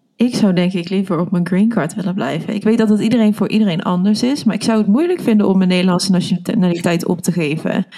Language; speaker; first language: Dutch; native; Dutch